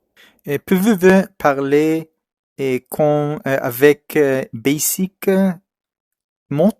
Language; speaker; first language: French; non-native, learner; English